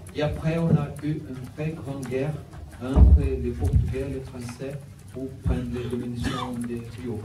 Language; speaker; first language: French; non-native, learner; Portuguese